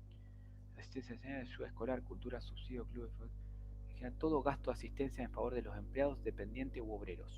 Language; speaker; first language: Spanish; native; Spanish